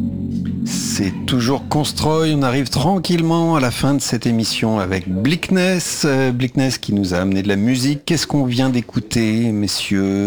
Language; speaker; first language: French; native; French